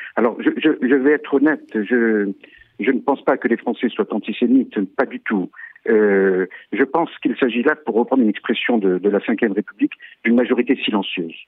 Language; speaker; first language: French; native; French